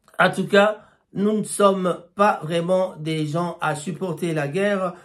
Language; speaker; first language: French; non-native, local second language; Lingala